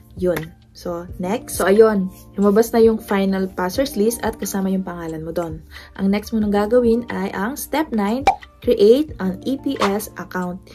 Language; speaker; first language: Filipino; non-native, local second language; Pampanga